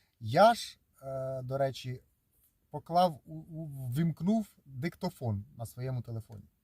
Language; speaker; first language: Ukrainian; native; Ukrainian